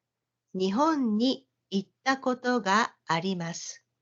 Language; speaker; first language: Japanese; non-native, learner; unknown